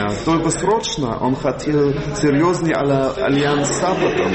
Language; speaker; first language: Russian; non-native, learner; German